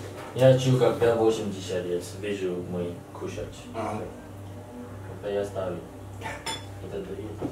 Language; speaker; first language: Russian; non-native, learner; Chinese